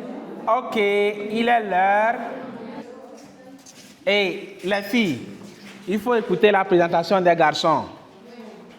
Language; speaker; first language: French; non-native, local second language; Kinyarwanda